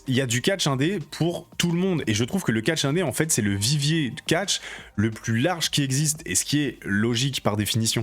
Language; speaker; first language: French; native; French